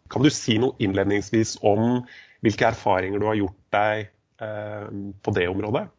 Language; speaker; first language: Norwegian; native; Norwegian